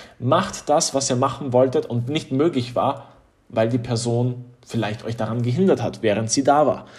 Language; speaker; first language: German; early bilingual, other home language; Polish